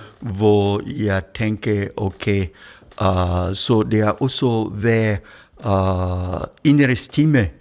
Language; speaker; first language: Danish; non-native, fluent; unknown